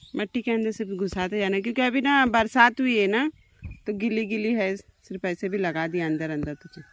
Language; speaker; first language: Hindi; native; Hindi